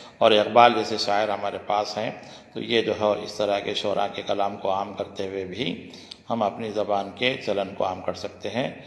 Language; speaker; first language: Urdu; native; Urdu